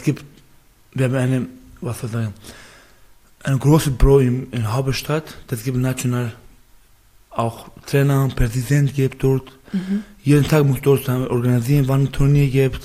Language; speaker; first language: German; non-native, learner; Persian